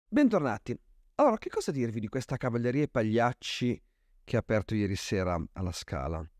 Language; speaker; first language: Italian; native; Italian